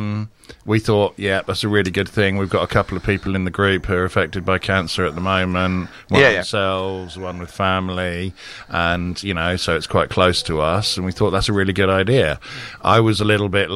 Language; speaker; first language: English; native; English